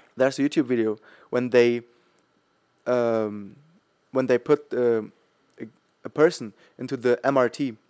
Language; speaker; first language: English; non-native, fluent; German